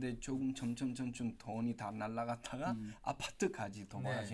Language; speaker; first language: Korean; non-native, fluent; Spanish